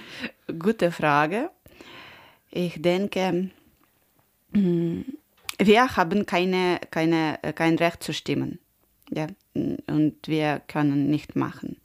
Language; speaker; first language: German; non-native, learner; Ukrainian